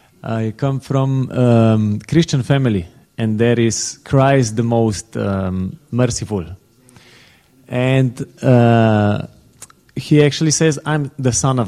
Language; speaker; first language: English; non-native, fluent; Slovenian